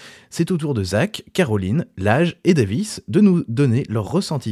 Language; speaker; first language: French; native; French